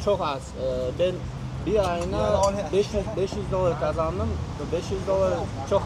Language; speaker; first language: Turkish; non-native, fluent; Uzbek